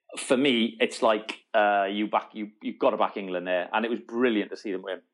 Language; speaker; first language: English; native; English